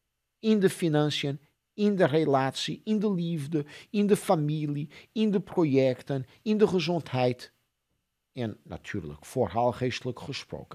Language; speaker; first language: Dutch; non-native, fluent; Portuguese